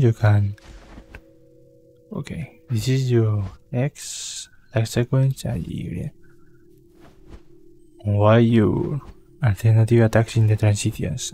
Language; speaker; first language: English; non-native, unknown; Spanish